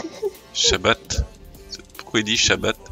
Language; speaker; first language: French; native; French